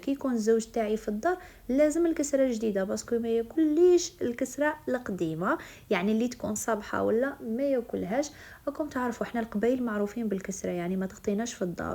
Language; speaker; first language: Arabic; native; Arabic